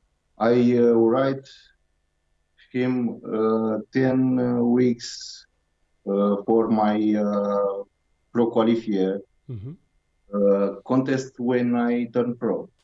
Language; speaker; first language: English; non-native, learner; Romanian